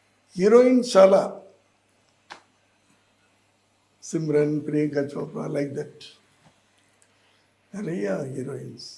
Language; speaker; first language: Telugu; non-native, learner; Tamil